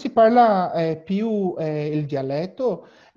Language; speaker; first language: Italian; non-native, learner; Portuguese